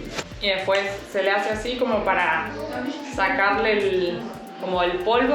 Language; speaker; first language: Spanish; native; Spanish